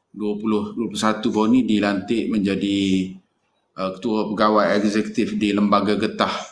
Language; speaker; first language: Malay; native; Malay